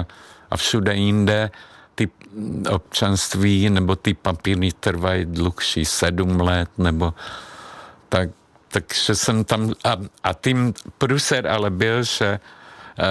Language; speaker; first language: Czech; non-native, fluent; Hungarian